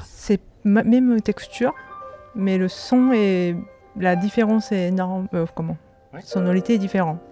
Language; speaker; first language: French; non-native, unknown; Japanese